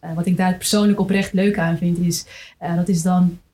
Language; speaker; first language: Dutch; native; Dutch